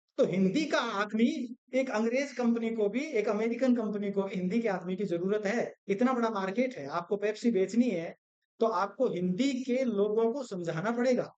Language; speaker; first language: Hindi; non-native, local second language; Gujarati